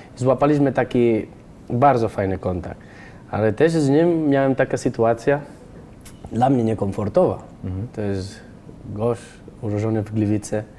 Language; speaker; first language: Polish; non-native, fluent; Spanish